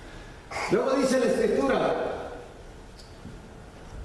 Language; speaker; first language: Spanish; native; Spanish